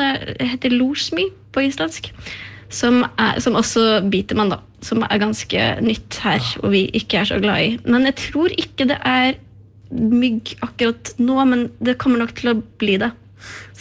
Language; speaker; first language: Swedish; non-native, fluent; Icelandic